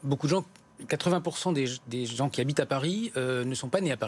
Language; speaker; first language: French; native; French